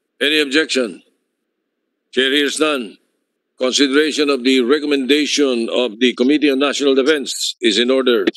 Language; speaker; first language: English; non-native, local second language; Filipino